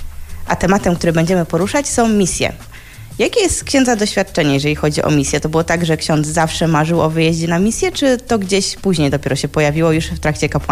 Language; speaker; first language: Polish; native; Polish